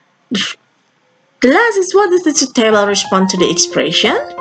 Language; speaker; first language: English; non-native, fluent; Indonesian